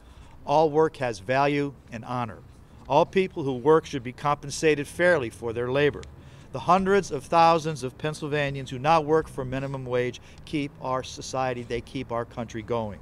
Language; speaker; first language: English; native; English